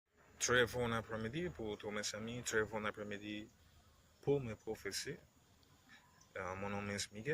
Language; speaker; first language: French; non-native, learner; Spanish